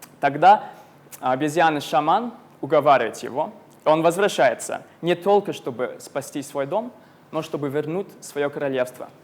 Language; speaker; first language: Russian; non-native, fluent; English